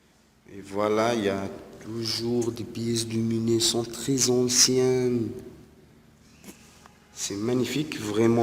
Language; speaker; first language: French; non-native, fluent; Arabic